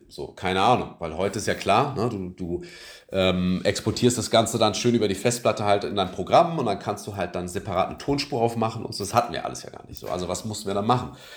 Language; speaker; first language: German; early bilingual, other home language; Turkish